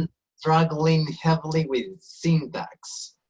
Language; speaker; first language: English; non-native, learner; Spanish